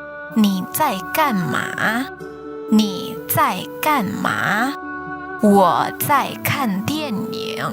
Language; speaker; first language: Chinese; non-native, fluent; Indonesian